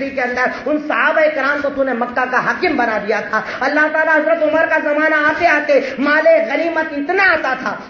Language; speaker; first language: Urdu; native; Urdu